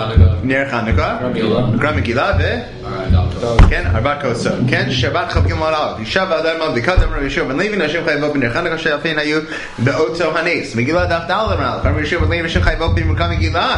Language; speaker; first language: Hebrew; non-native, fluent; English